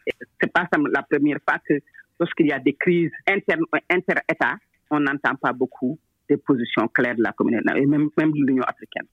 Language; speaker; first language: French; non-native, local second language; Wolof